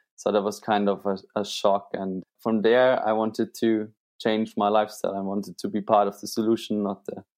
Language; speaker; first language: English; non-native, fluent; German